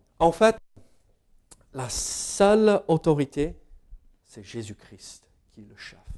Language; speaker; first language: French; non-native, fluent; English